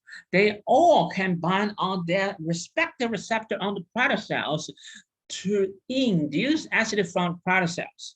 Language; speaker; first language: English; non-native, fluent; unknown